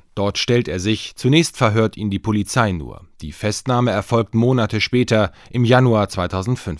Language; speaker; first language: German; native; German